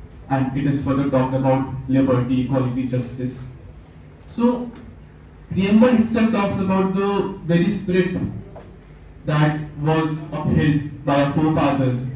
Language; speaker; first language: English; non-native, local second language; Hindi